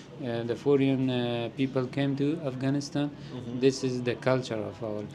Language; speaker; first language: English; non-native, learner; Persian